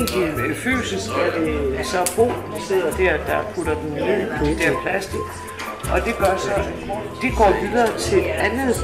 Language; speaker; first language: Danish; native; Danish